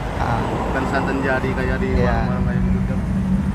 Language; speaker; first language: Indonesian; non-native, local second language; Sundanese